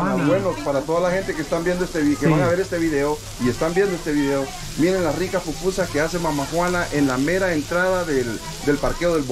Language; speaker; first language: Spanish; native; Spanish